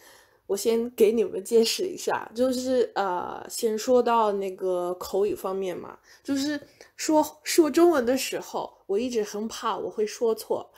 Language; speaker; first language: Chinese; non-native, fluent; English